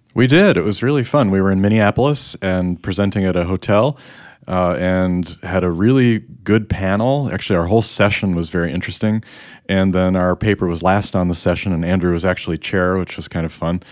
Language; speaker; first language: English; native; English